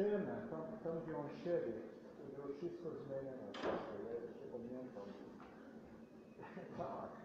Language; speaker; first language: Polish; non-native, learner; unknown